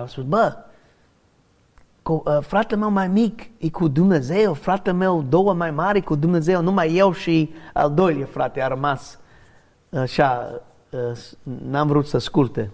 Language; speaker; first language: Romanian; non-native, learner; English